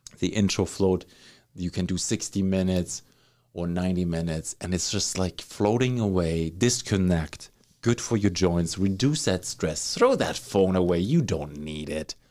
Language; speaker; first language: English; non-native, fluent; German